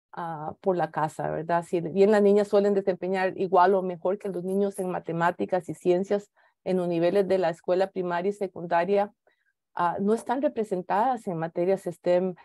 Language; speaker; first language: Spanish; native; Spanish